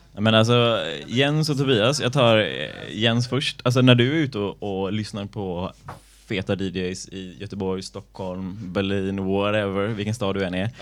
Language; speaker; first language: Swedish; native; Swedish